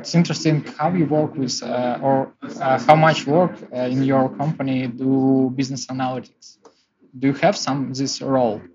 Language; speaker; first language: English; non-native, learner; Russian